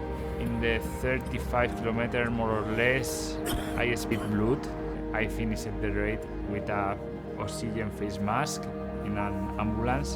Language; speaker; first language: English; non-native, fluent; Spanish